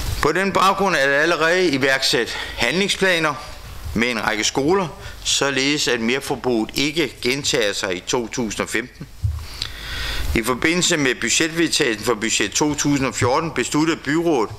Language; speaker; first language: Danish; native; Danish